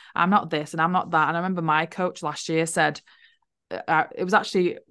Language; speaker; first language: English; native; English